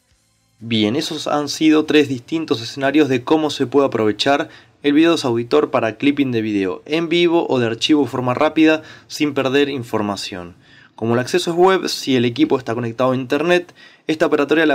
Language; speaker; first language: Spanish; native; Spanish